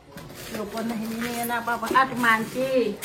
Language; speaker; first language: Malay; non-native, local second language; Javanese